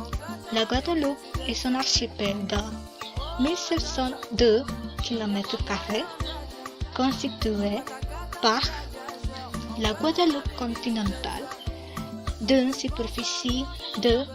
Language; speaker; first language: French; non-native, learner; Spanish